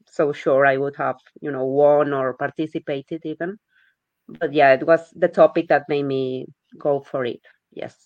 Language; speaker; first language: English; non-native, fluent; Spanish